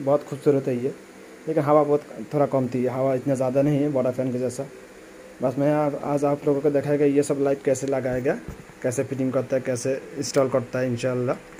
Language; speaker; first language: Hindi; non-native, fluent; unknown